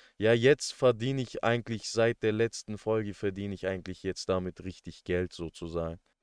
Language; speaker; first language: German; early bilingual, other home language; Turkish